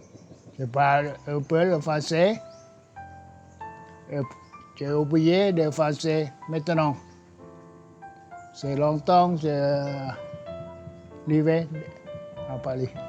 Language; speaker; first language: French; non-native, learner; Thai